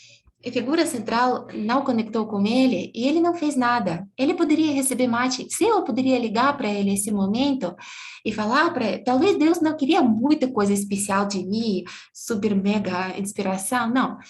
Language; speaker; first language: Portuguese; non-native, fluent; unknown